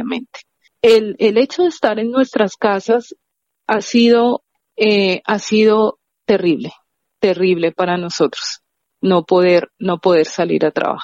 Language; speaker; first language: Spanish; native; Spanish